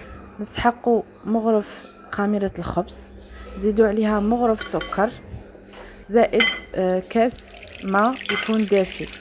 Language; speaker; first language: Arabic; native; Arabic